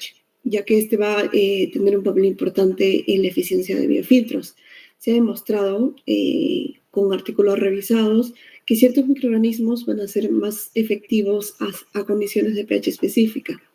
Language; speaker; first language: Spanish; native; Spanish